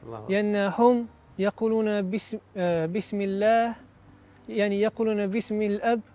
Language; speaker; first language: Arabic; non-native, learner; Italian